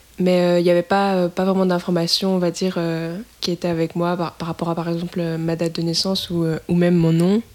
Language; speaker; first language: French; native; French